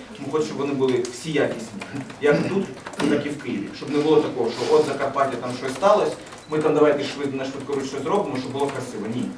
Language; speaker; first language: Ukrainian; early bilingual, other home language; Persian